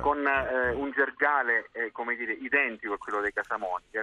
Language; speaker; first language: Italian; native; Italian